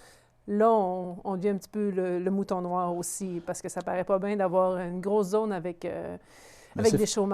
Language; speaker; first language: French; native; French